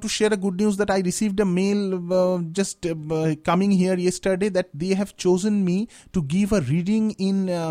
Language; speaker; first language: English; non-native, local second language; Bangla